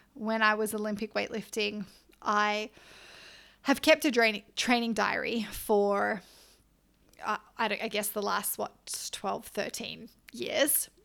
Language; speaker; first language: English; native; English